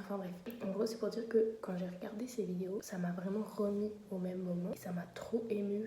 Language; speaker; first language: French; native; French